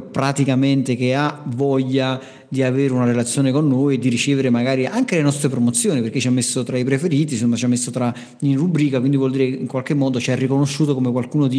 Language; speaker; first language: Italian; native; Italian